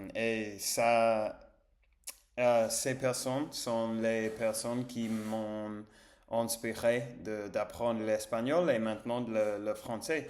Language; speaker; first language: French; non-native, learner; English